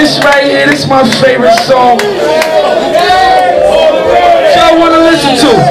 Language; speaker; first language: English; native; English